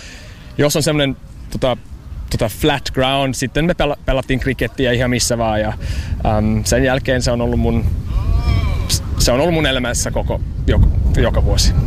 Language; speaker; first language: Finnish; non-native, learner; English